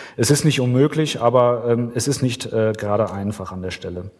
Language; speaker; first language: German; native; German